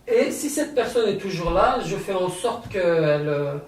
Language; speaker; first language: French; early bilingual, other home language; Turkish